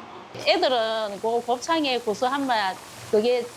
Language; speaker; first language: Korean; native; Korean